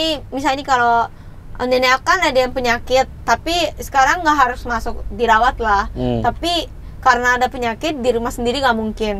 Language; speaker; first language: Indonesian; non-native, fluent; Japanese